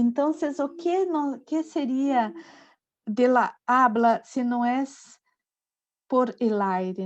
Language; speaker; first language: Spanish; non-native, learner; Portuguese